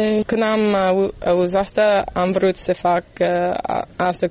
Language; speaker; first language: Romanian; non-native, learner; English